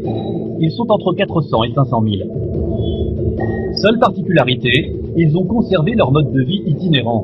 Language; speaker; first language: French; native; French